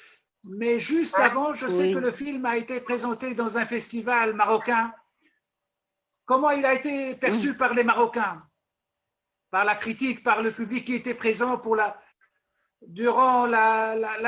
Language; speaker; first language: French; non-native, local second language; Arabic